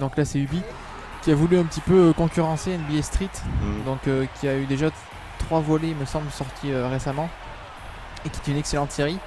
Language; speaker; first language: French; native; French